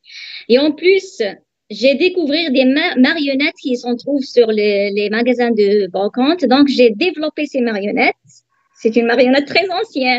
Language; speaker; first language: French; non-native, learner; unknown